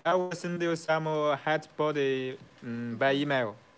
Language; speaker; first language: English; non-native, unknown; Chinese